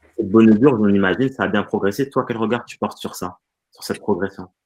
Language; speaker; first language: French; non-native, local second language; Arabic